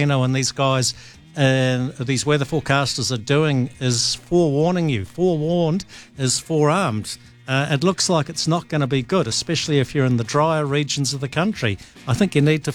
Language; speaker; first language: English; native; English